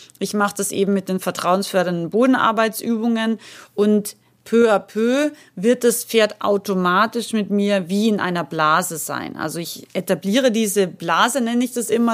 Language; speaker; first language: German; native; German